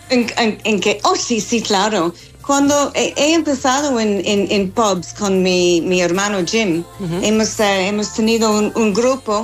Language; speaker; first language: Spanish; non-native, fluent; English